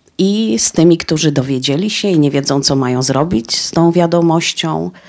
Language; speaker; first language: Polish; native; Polish